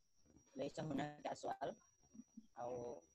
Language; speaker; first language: Arabic; non-native, learner; Indonesian